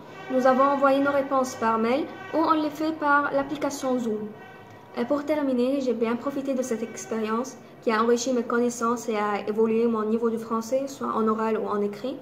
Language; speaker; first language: French; non-native, fluent; Arabic